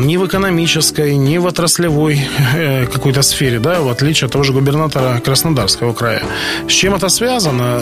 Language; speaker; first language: Russian; native; Russian